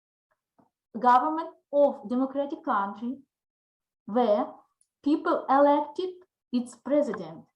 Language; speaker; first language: English; non-native, learner; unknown